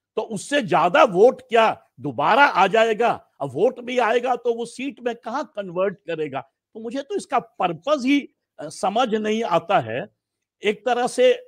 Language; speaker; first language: Hindi; native; Hindi